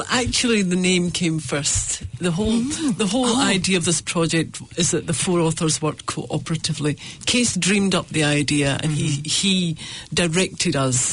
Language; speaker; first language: English; native; English